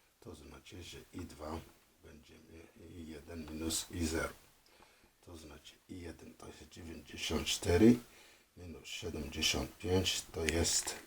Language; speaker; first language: Polish; non-native, fluent; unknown